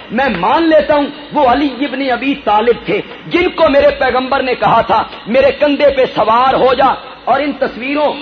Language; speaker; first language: Urdu; non-native, local second language; Punjabi